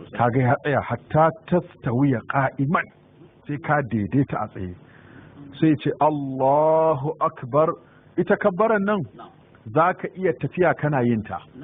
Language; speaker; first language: Hausa; native; Hausa